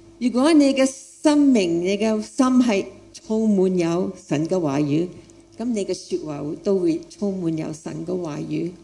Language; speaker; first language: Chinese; non-native, fluent; English